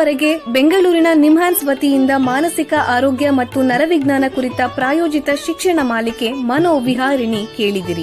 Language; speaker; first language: Kannada; native; Kannada